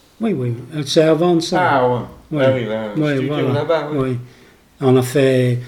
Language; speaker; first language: French; non-native, learner; English